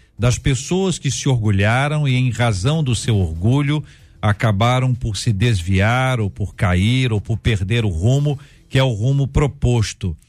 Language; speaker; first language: Portuguese; native; Portuguese